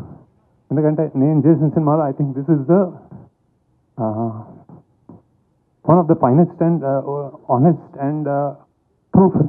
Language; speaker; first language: Telugu; native; Telugu